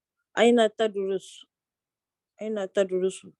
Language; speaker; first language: Arabic; non-native, learner; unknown